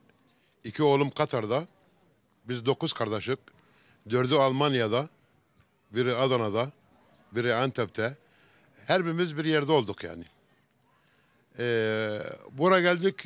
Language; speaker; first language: Turkish; early bilingual, heritage; Turkish